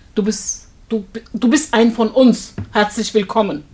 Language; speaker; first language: German; non-native, fluent; Turkish